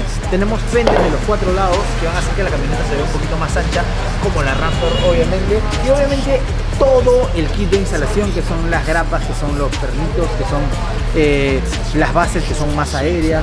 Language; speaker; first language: Spanish; native; Spanish